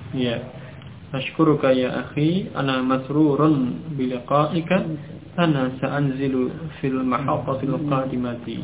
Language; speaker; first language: Arabic; non-native, fluent; Indonesian